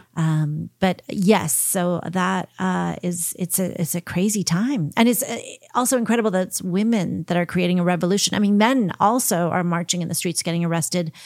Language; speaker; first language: English; early bilingual, heritage; English